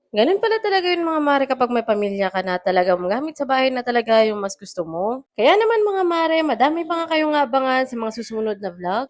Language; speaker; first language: Filipino; non-native, local second language; Bikol